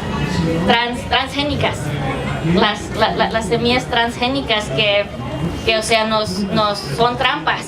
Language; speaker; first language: Spanish; early bilingual, heritage; English